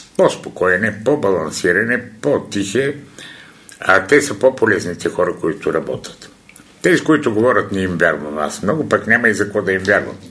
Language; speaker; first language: Bulgarian; non-native, local second language; Turkish